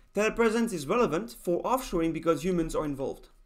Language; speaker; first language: English; non-native, fluent; Spanish